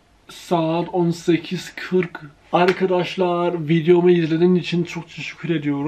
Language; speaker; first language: Turkish; early bilingual, heritage; Turkish